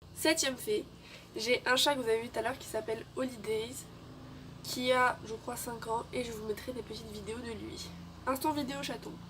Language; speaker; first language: French; native; French